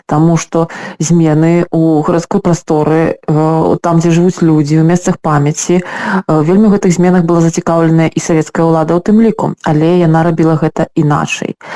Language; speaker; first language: Belarusian; non-native, local second language; Russian